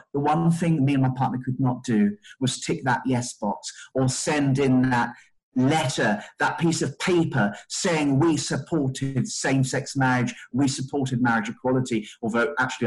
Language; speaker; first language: English; native; English